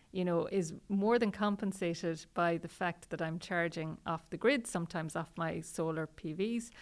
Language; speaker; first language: English; native; English